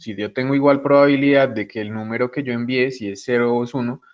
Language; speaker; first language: Spanish; native; Spanish